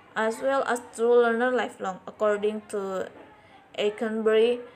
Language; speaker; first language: English; non-native, learner; Indonesian